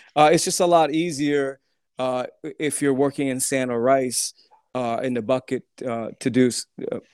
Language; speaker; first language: English; early bilingual, other home language; Turkish